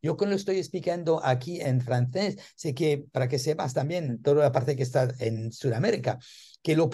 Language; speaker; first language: Spanish; non-native, learner; French